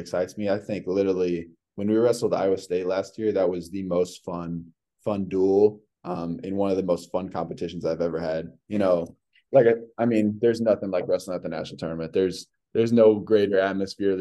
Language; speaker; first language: English; native; English